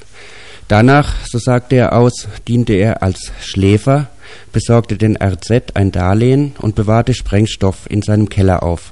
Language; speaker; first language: German; native; German